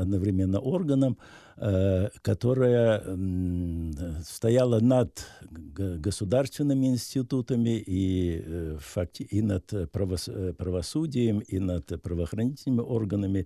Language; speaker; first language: Russian; native; Russian